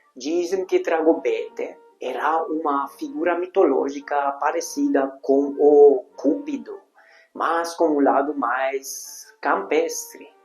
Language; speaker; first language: Portuguese; non-native, fluent; Hungarian